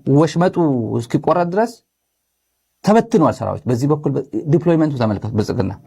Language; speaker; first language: Amharic; non-native, local second language; Tigrinya